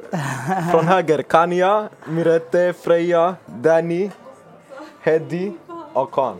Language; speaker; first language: Swedish; early bilingual, other home language; Finnish